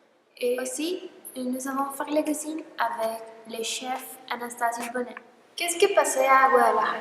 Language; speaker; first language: French; non-native, learner; Spanish